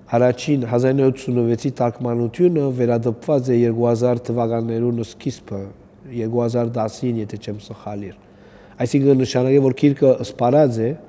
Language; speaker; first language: Armenian; early bilingual, heritage; Armenian